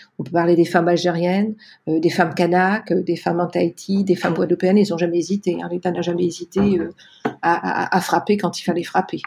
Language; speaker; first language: French; native; French